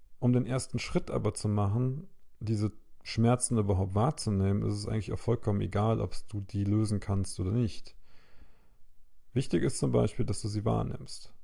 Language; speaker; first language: German; native; German